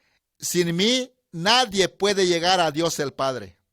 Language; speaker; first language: Spanish; native; Spanish